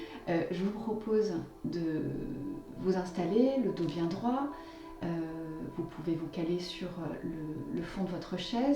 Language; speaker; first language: French; native; French